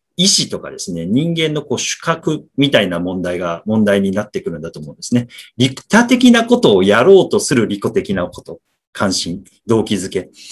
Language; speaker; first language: Japanese; native; Japanese